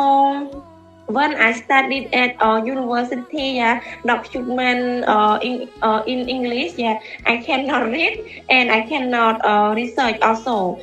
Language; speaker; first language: English; non-native, learner; Khmer